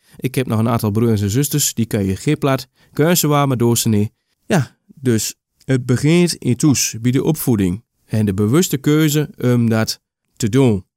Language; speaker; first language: Dutch; native; Dutch